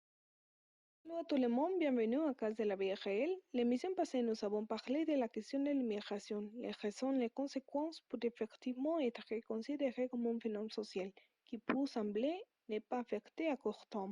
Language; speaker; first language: French; non-native, learner; Spanish